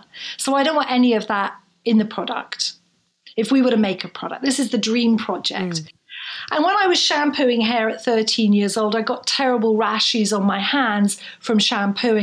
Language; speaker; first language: English; native; English